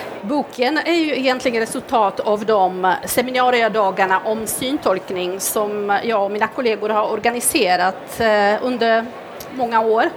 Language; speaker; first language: Swedish; non-native, fluent; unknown